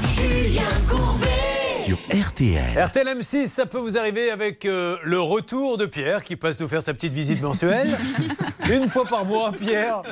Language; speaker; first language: French; native; French